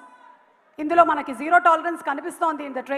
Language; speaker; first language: Telugu; native; Telugu